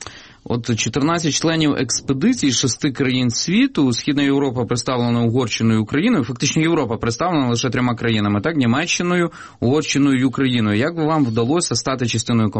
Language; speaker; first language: Ukrainian; native; Ukrainian